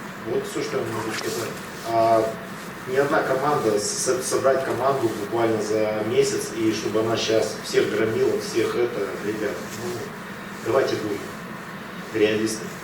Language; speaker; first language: Russian; native; Russian